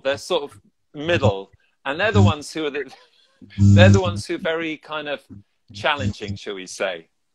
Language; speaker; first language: English; native; English